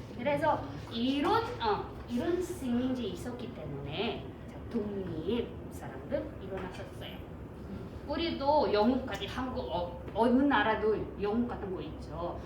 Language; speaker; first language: Korean; non-native, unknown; Filipino